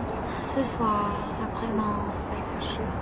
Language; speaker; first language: French; non-native, learner; English